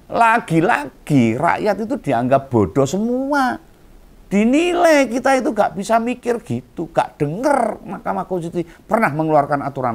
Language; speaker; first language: Indonesian; native; Indonesian